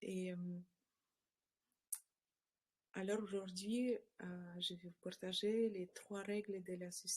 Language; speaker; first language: French; non-native, learner; Russian